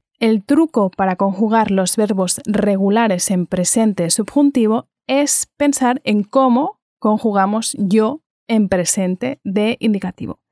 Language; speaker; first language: Spanish; native; Spanish